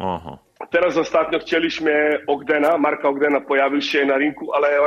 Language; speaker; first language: Polish; non-native, learner; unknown